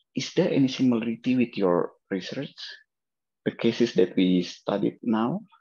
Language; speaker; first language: English; non-native, fluent; Indonesian